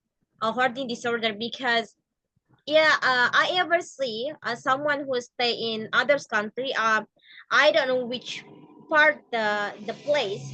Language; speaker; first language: English; non-native, learner; Indonesian